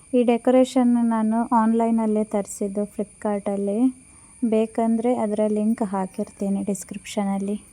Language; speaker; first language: Kannada; non-native, local second language; Tulu